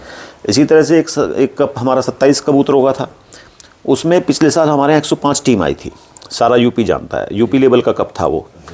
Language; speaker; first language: Hindi; native; Hindi